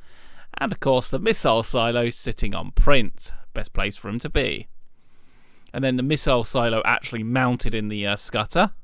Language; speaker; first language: English; native; English